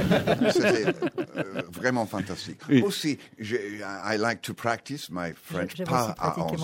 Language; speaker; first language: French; non-native, learner; English